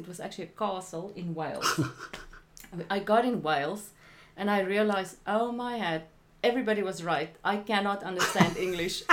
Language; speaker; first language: English; non-native, local second language; Afrikaans